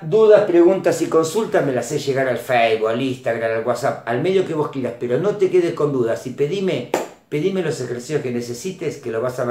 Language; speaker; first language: Spanish; native; Spanish